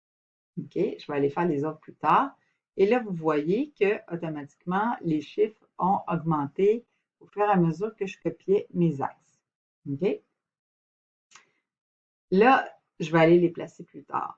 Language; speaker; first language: French; native; French